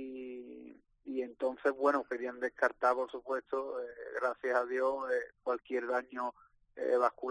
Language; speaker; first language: Spanish; native; Spanish